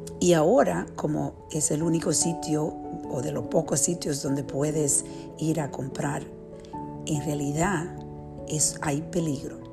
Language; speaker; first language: Spanish; early bilingual, heritage; Spanish